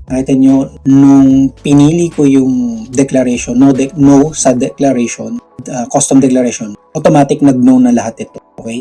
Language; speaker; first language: Filipino; non-native, local second language; Cebuano